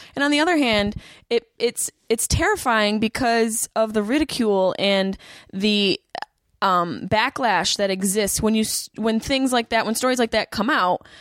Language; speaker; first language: English; native; English